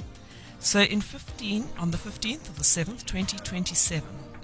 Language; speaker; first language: English; native; English